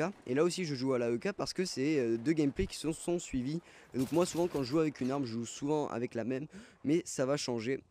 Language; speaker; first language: French; native; French